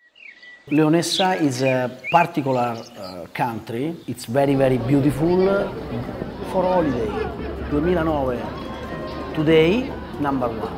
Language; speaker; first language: English; non-native, learner; Italian